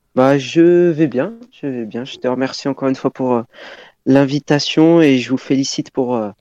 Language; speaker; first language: French; native; French